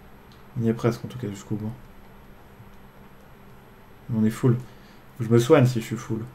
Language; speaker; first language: French; native; French